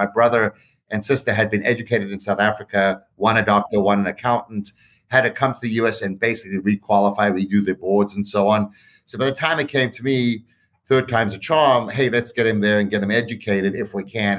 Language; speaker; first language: English; native; English